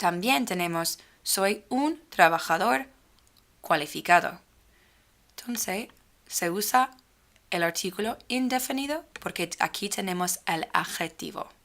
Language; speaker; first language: Spanish; non-native, fluent; English